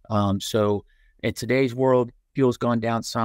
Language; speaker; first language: English; native; English